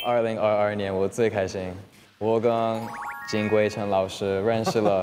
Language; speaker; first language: Chinese; non-native, learner; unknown